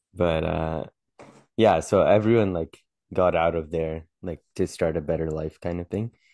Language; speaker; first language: English; early bilingual, other home language; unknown